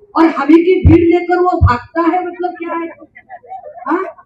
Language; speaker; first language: Hindi; non-native, local second language; Marathi